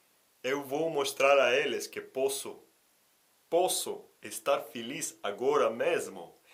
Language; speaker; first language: Portuguese; non-native, fluent; Russian